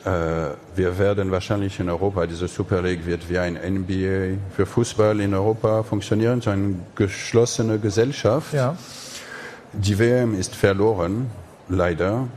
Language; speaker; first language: German; non-native, fluent; French